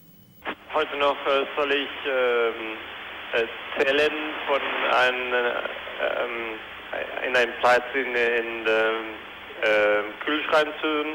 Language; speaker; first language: German; non-native, fluent; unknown